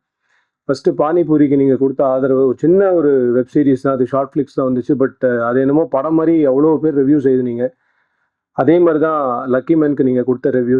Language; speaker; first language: Tamil; native; Tamil